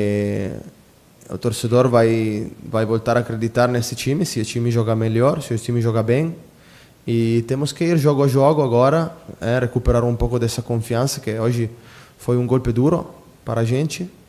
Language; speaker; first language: Portuguese; non-native, fluent; Italian